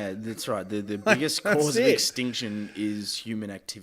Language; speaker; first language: English; native; English